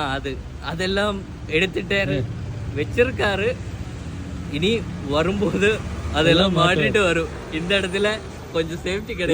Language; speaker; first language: Tamil; non-native, learner; Malayalam